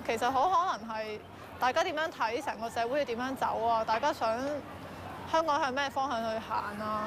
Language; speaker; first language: Chinese; non-native, local second language; Cantonese